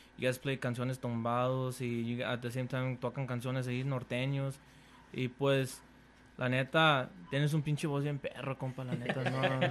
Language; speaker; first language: Spanish; early bilingual, heritage; Spanish